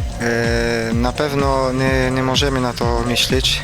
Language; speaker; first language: Polish; non-native, learner; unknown